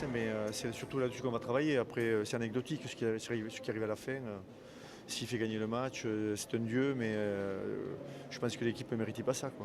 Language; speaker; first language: French; native; French